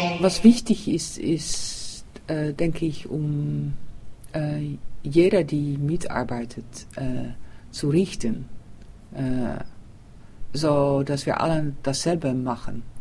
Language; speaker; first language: German; non-native, learner; Dutch